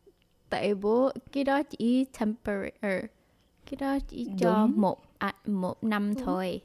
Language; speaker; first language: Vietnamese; early bilingual, heritage; Vietnamese